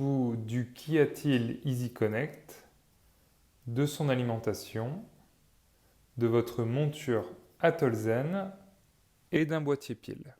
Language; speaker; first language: French; native; French